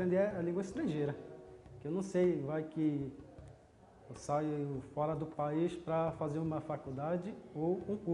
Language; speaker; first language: Portuguese; non-native, local second language; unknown